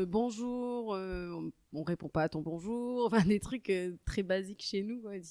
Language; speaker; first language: French; native; French